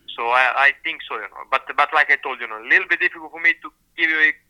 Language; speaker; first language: English; non-native, fluent; Serbian